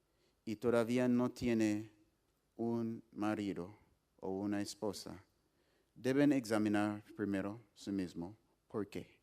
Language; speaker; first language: Spanish; non-native, fluent; English